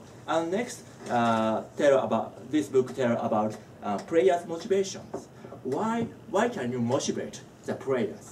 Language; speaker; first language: English; non-native, learner; Japanese